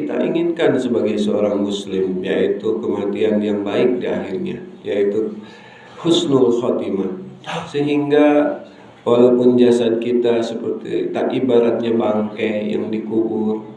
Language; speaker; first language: Indonesian; non-native, local second language; Sundanese